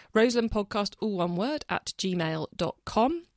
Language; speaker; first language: English; native; English